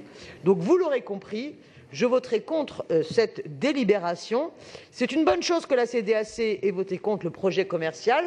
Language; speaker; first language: French; native; French